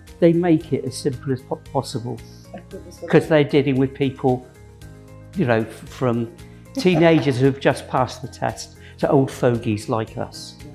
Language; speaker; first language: English; native; English